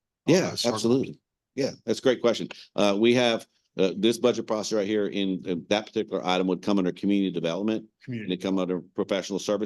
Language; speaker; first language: English; native; English